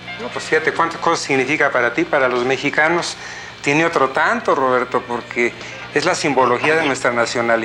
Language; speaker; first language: Spanish; native; Spanish